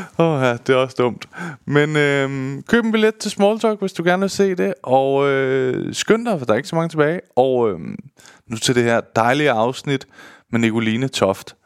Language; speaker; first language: Danish; early bilingual, other home language; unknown